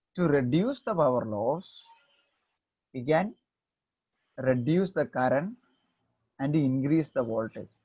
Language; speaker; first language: English; non-native, local second language; Malayalam